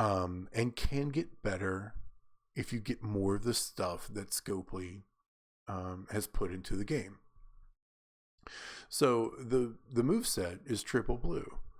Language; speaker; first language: English; native; English